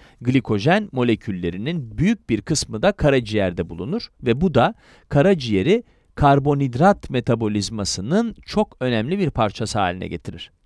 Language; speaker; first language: Turkish; native; Turkish